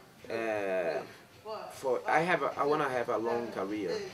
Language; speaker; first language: English; non-native, fluent; Portuguese